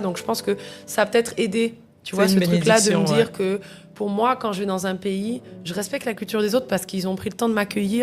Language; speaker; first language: French; native; French